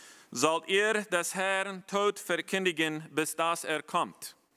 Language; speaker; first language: German; non-native, fluent; Plautdietsch